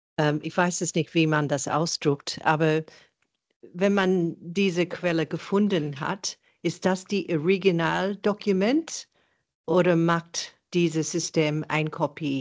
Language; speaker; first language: German; non-native, learner; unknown